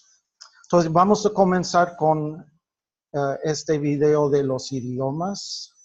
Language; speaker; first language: Spanish; non-native, fluent; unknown